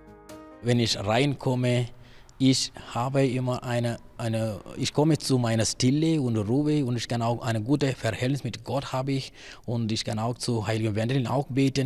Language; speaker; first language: German; non-native, fluent; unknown